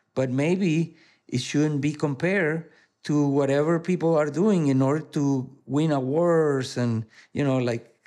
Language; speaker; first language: English; non-native, fluent; Spanish